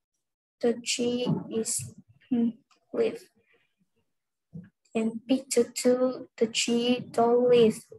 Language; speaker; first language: English; non-native, learner; Vietnamese